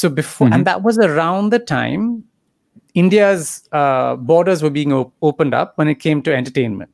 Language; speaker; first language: English; non-native, local second language; Tamil